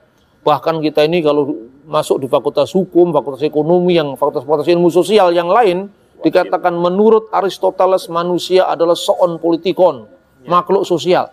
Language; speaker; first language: Indonesian; native; Indonesian